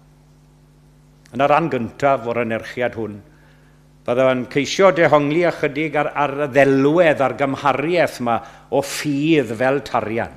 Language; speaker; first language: Welsh; native; Welsh